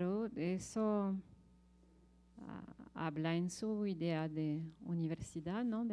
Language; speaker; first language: Spanish; non-native, fluent; French